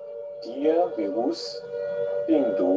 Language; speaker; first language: German; non-native, learner; Chinese